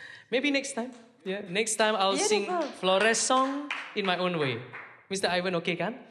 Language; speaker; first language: English; non-native, local second language; Malay